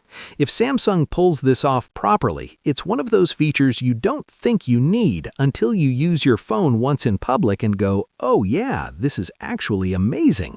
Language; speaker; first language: English; native; English